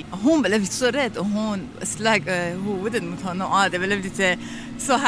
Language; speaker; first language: Swedish; non-native, fluent; Persian